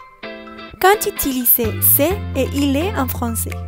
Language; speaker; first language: French; non-native, learner; Spanish